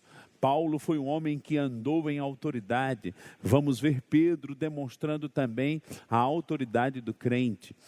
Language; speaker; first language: Portuguese; native; Portuguese